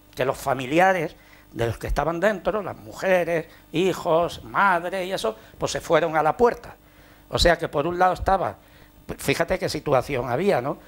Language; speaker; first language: Spanish; native; Spanish